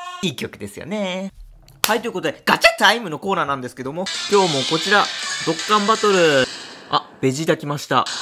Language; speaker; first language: Japanese; native; Japanese